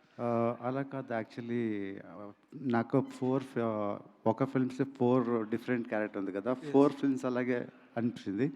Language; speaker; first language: Telugu; non-native, learner; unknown